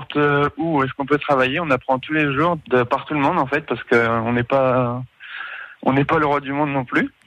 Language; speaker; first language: French; native; French